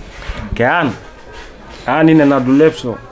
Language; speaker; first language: Greek; non-native, learner; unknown